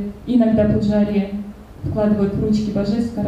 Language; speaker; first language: Russian; native; Russian